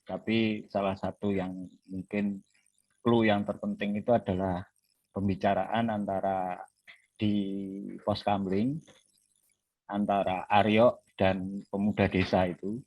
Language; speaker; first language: Indonesian; native; Indonesian